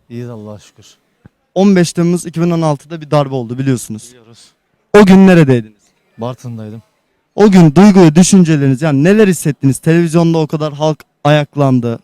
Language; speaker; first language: Turkish; native; Turkish